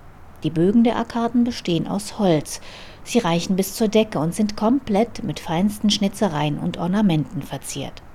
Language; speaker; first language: German; native; German